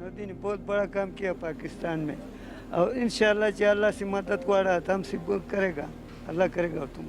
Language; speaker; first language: Hindi; non-native, local second language; Pashto